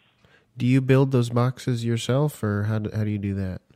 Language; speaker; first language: English; native; English